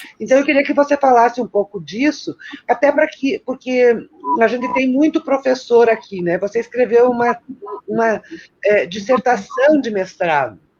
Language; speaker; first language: Portuguese; native; Portuguese